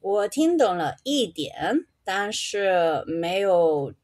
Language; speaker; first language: Chinese; non-native, learner; Spanish